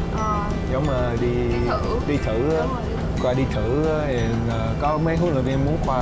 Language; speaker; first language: Vietnamese; early bilingual, heritage; English